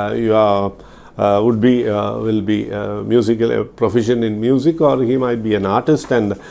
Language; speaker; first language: English; non-native, local second language; Malayalam